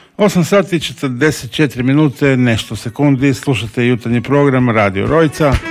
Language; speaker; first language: Croatian; native; Croatian